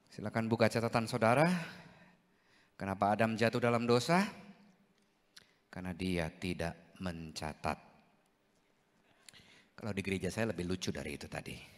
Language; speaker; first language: Indonesian; native; Indonesian